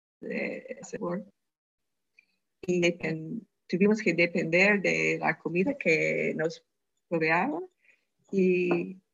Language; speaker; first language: Spanish; non-native, fluent; English